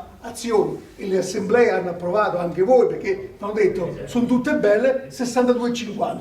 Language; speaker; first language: Italian; native; Italian